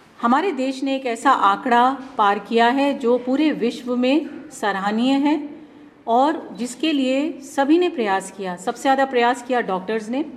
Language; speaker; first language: Hindi; native; Hindi